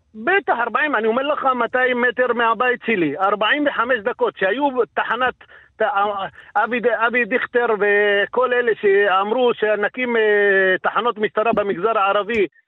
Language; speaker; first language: Hebrew; non-native, local second language; Arabic